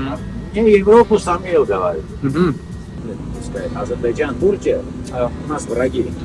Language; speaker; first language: Russian; non-native, learner; Armenian